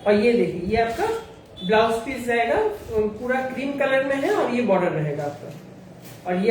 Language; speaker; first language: Hindi; non-native, local second language; Bangla